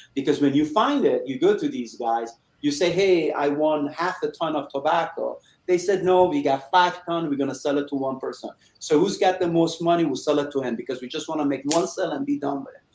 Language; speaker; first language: English; early bilingual, other home language; Persian